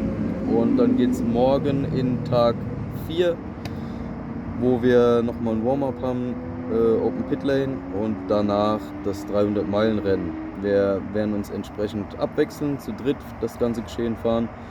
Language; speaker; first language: German; native; German